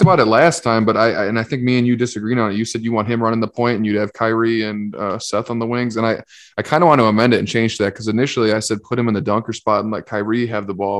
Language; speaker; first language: English; native; English